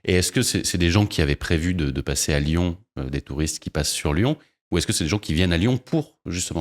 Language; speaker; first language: French; native; French